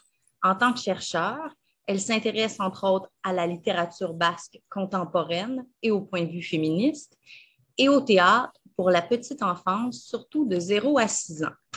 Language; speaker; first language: French; native; French